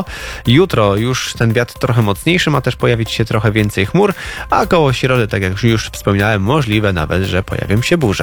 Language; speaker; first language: Polish; native; Polish